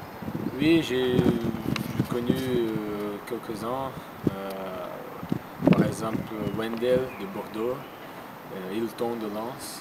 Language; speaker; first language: French; non-native, learner; Portuguese